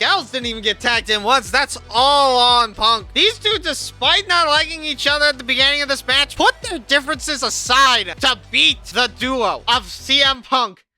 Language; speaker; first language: English; native; English